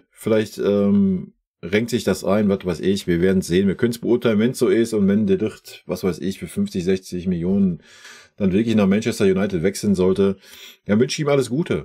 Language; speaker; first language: German; native; German